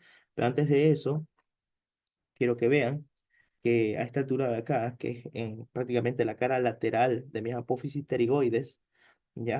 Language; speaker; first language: Spanish; native; Spanish